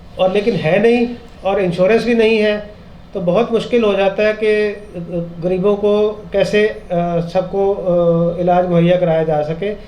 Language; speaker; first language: Hindi; non-native, local second language; Punjabi